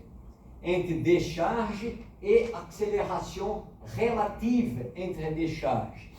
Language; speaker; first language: French; non-native, fluent; Portuguese